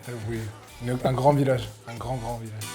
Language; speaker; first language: French; native; French